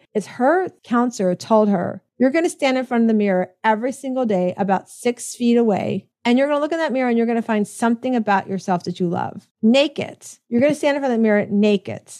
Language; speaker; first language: English; native; English